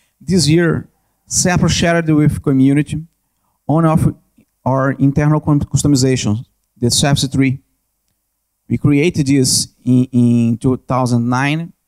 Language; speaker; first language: English; non-native, learner; Portuguese